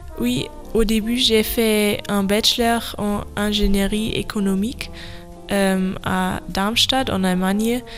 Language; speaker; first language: French; non-native, learner; German